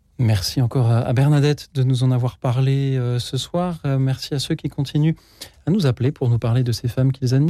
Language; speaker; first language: French; native; French